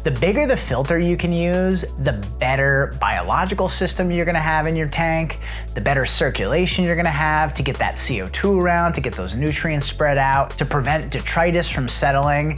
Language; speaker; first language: English; native; English